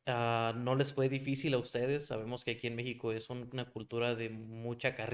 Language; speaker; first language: Spanish; native; Spanish